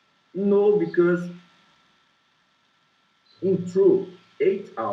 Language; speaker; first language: English; non-native, learner; Portuguese